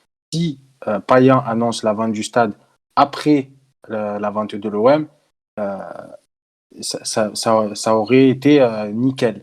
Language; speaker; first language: French; native; French